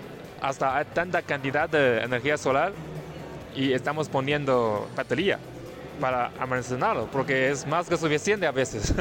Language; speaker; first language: Spanish; non-native, learner; Chinese